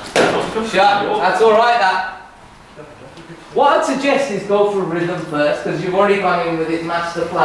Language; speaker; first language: English; native; English